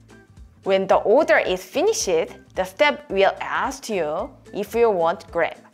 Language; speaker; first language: English; non-native, fluent; Korean